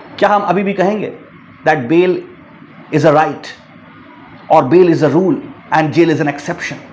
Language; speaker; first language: Hindi; native; Hindi